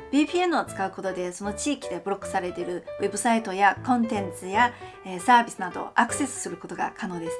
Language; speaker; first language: Japanese; non-native, fluent; Chinese